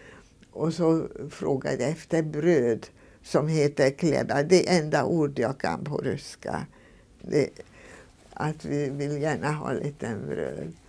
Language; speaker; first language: Swedish; non-native, fluent; Hungarian